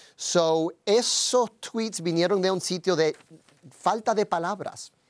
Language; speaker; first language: Spanish; early bilingual, heritage; Spanish